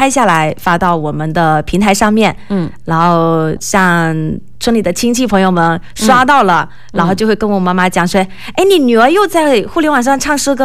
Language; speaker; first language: Chinese; non-native, local second language; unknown